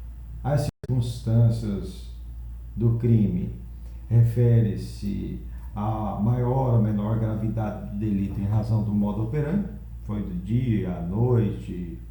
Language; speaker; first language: Portuguese; native; Portuguese